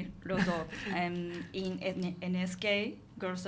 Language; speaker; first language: English; non-native, learner; Japanese